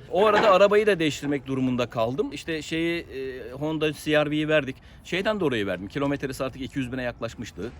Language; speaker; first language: Turkish; early bilingual, heritage; Turkish